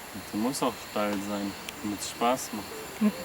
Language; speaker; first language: German; native; German